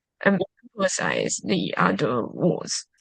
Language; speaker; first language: English; non-native, learner; Chinese